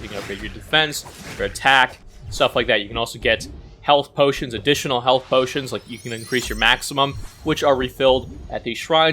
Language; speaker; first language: English; native; English